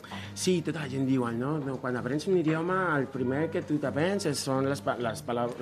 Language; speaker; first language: Catalan; non-native, fluent; Spanish